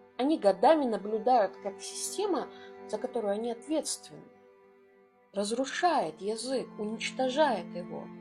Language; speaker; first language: Russian; non-native, local second language; Abkhazian